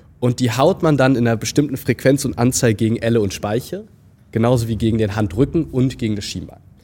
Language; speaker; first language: German; native; German